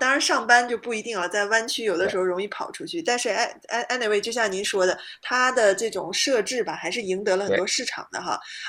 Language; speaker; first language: Chinese; native; Chinese